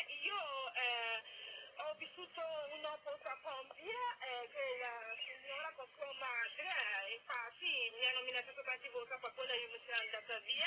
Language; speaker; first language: Italian; non-native, learner; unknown